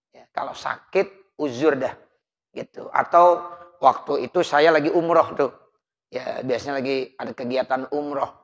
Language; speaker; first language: Indonesian; native; Indonesian